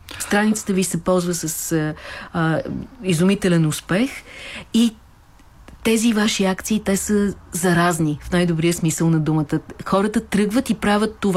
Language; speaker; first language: Bulgarian; native; Bulgarian